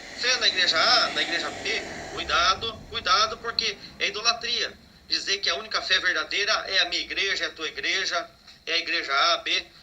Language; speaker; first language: Portuguese; native; Portuguese